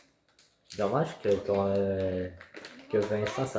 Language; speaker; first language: French; native; French